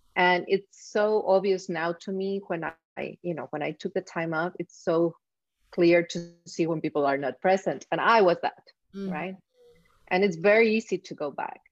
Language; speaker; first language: English; non-native, fluent; Spanish